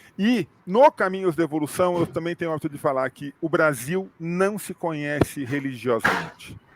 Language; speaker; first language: Portuguese; native; Portuguese